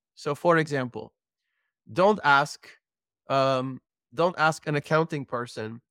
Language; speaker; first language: English; non-native, fluent; Dutch